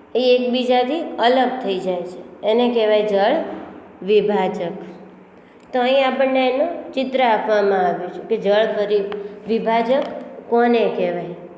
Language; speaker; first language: Gujarati; native; Gujarati